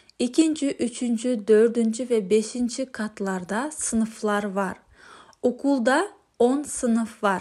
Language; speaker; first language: Turkish; non-native, fluent; Kazakh